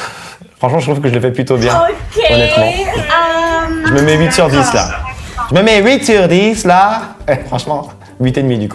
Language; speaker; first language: French; native; French